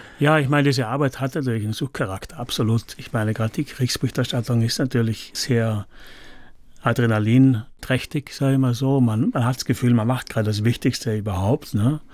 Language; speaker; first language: German; native; German